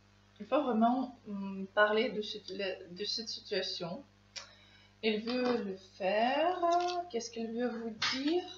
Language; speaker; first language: French; non-native, learner; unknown